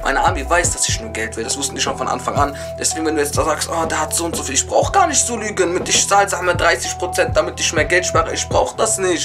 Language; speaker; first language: German; native; German